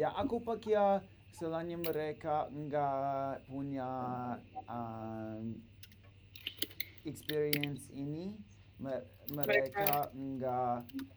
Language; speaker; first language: Indonesian; non-native, learner; English